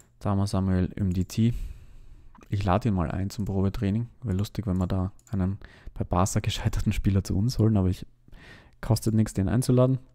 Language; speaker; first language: German; native; German